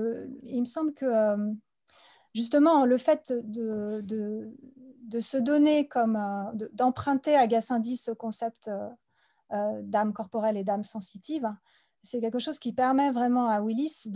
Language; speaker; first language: French; native; French